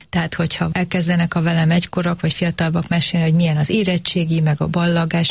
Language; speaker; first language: Hungarian; early bilingual, heritage; English